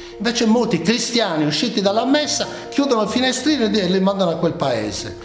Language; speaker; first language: Italian; native; Italian